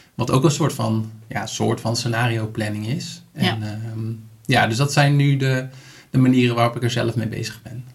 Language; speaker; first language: Dutch; native; Dutch